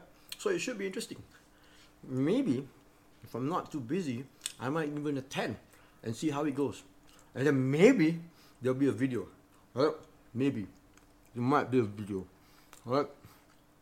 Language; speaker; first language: English; non-native, local second language; Malay